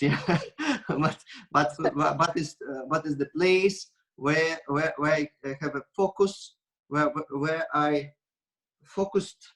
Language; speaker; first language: English; non-native, learner; Russian